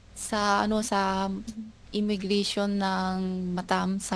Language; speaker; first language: Filipino; non-native, learner; Chinese